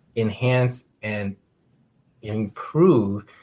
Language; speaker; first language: English; native; English